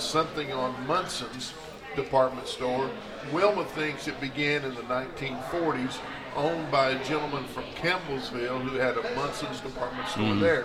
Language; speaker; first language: English; native; English